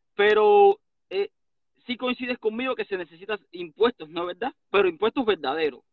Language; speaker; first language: Spanish; native; Spanish